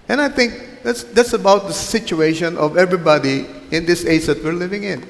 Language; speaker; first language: English; non-native, local second language; Filipino